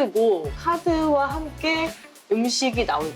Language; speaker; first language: Korean; native; Korean